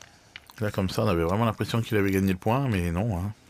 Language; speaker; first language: French; native; French